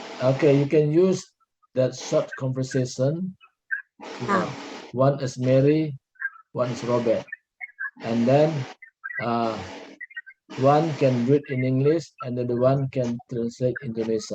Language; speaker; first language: English; non-native, learner; Indonesian